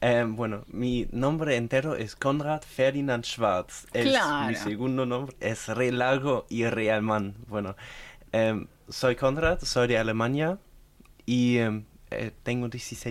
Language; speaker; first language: Spanish; non-native, fluent; German